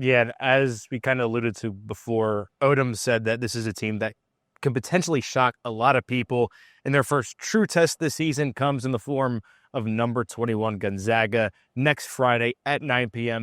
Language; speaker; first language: English; native; English